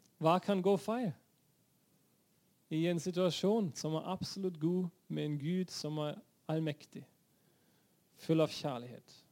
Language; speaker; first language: Norwegian; non-native, fluent; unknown